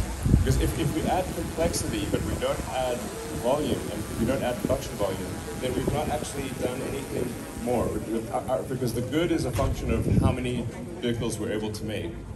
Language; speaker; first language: English; native; English